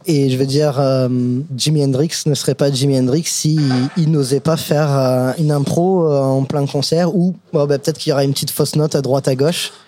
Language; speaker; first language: French; non-native, fluent; English